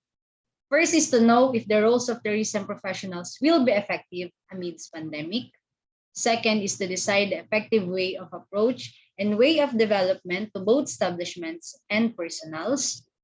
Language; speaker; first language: English; non-native, local second language; Filipino